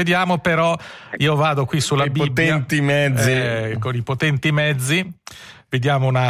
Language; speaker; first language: Italian; native; Italian